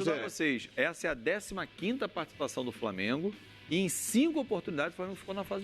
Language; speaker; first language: Portuguese; native; Portuguese